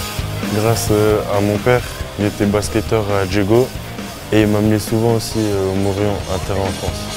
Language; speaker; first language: French; early bilingual, heritage; French